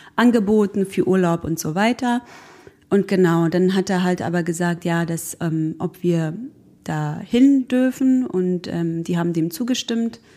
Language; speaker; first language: German; early bilingual, other home language; Croatian